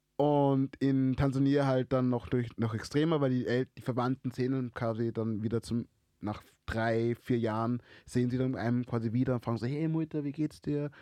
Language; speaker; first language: German; early bilingual, other home language; Swahili